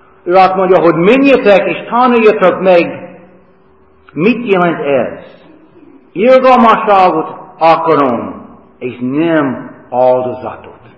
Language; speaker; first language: Hungarian; non-native, fluent; English